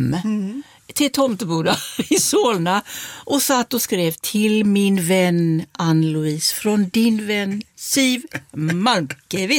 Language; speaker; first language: Swedish; native; Swedish